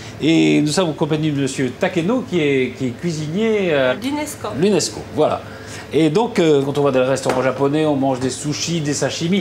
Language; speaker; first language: French; native; French